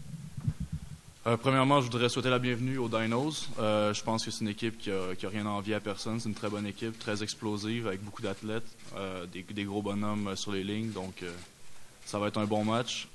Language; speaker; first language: French; native; French